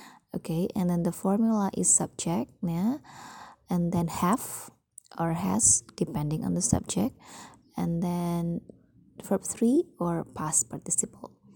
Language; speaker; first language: English; non-native, fluent; Indonesian